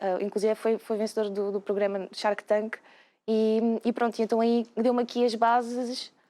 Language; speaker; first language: Portuguese; native; Portuguese